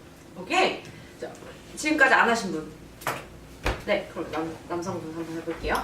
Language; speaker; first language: Korean; native; Korean